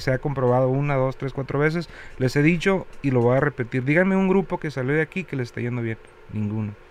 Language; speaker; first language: Spanish; native; Spanish